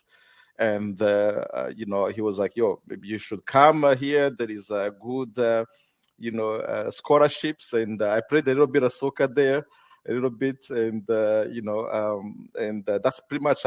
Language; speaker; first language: English; non-native, local second language; Kinyarwanda